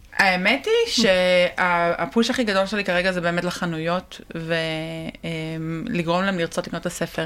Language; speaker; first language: Hebrew; native; Hebrew